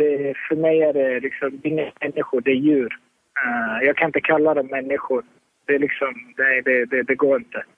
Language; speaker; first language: Swedish; early bilingual, other home language; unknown